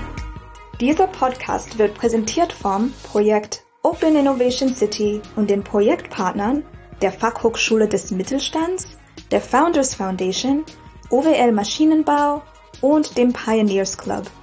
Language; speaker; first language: German; native; German